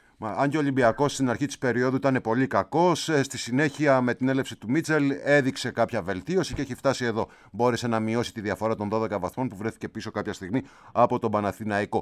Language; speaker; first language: Greek; native; Greek